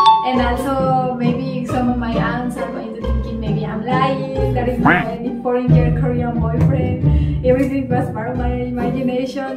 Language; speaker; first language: English; non-native, learner; Spanish